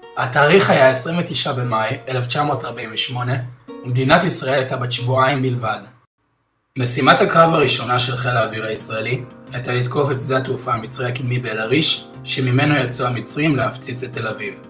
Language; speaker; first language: Hebrew; native; Hebrew